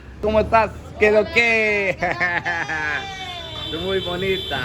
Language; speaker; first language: Spanish; non-native, learner; English